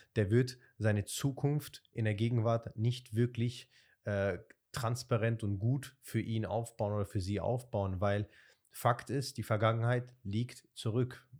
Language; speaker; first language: German; early bilingual, other home language; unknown